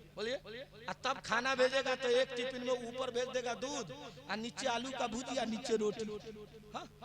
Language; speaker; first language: Hindi; native; Hindi